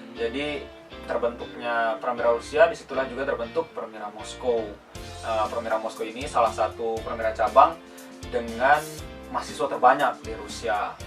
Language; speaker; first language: Indonesian; native; Indonesian